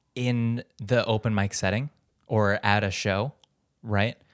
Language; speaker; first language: English; early bilingual, other home language; Filipino